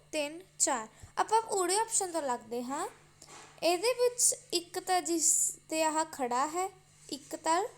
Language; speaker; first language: Hindi; non-native, local second language; Punjabi